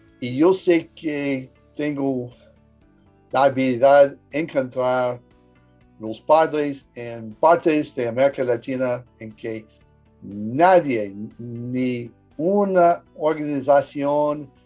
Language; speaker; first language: Spanish; early bilingual, heritage; English